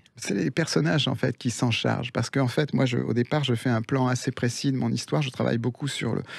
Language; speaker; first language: French; early bilingual, other home language; Spanish